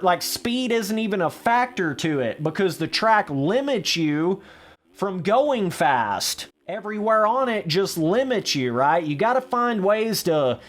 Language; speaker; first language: English; native; English